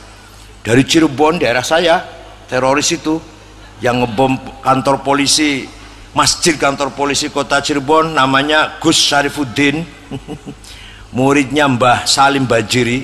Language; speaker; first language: Indonesian; native; Indonesian